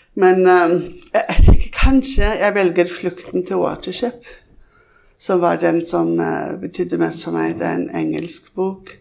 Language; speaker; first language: Norwegian; early bilingual, heritage; Norwegian